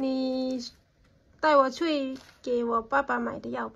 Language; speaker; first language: Chinese; non-native, learner; Lao